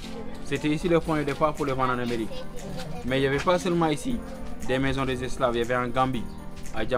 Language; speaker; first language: French; non-native, local second language; Wolof